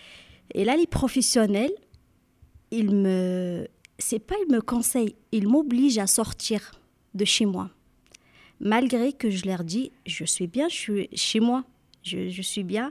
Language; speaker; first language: French; non-native, learner; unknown